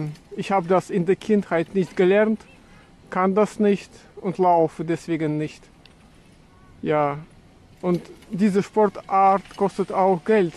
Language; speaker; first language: German; non-native, fluent; Russian